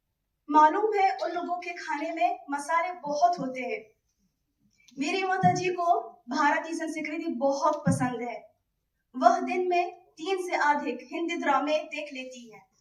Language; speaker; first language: Hindi; non-native, fluent; Arabic